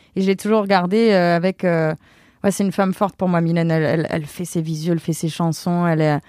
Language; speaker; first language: French; native; French